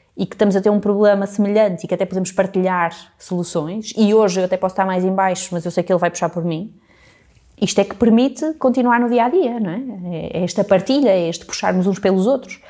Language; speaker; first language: Portuguese; native; Portuguese